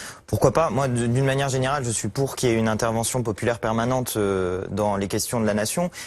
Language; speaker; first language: French; native; French